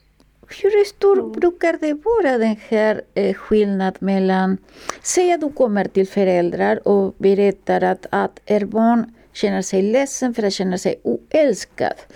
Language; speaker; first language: Swedish; non-native, fluent; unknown